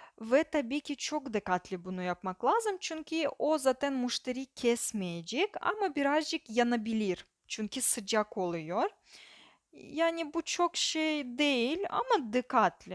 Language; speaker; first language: Turkish; non-native, learner; Russian